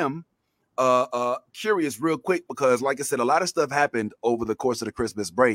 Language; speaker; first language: English; native; English